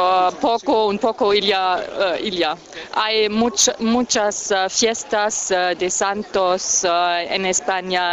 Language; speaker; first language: Spanish; non-native, learner; German